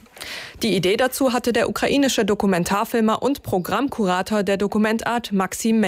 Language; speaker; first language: German; native; German